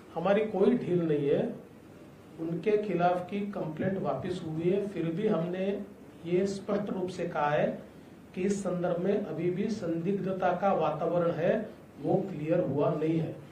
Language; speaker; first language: Hindi; non-native, local second language; Marathi